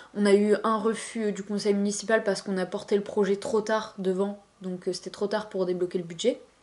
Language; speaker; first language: French; native; French